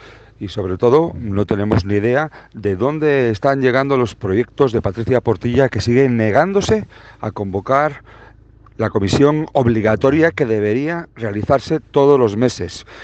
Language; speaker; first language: Spanish; native; Spanish